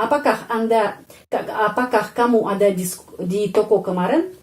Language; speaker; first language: Indonesian; non-native, fluent; Russian